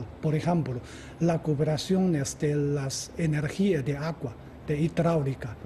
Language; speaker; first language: Spanish; non-native, fluent; Chinese